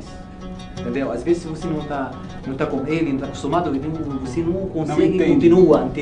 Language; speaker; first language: Portuguese; non-native, learner; Arabic